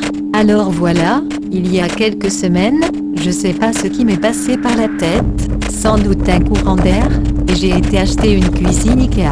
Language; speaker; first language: French; native; French